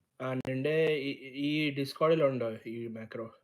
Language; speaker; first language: Malayalam; early bilingual, heritage; Malayalam